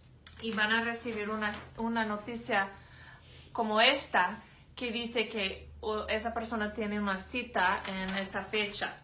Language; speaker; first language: Spanish; non-native, fluent; English